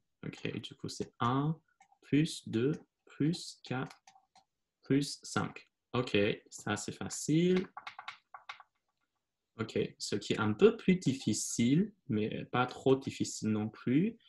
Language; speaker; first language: French; non-native, fluent; Chinese